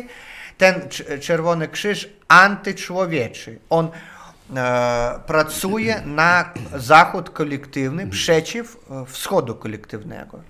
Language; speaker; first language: Polish; non-native, learner; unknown